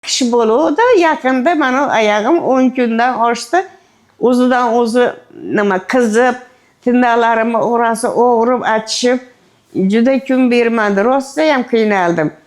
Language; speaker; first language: Uzbek; native; Uzbek